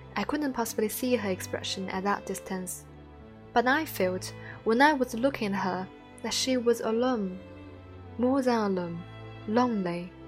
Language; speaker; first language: English; non-native, fluent; Chinese